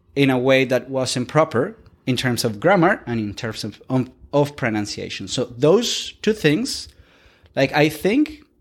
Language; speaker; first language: English; non-native, fluent; Spanish